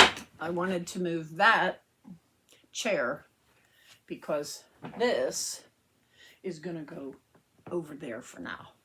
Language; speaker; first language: English; native; English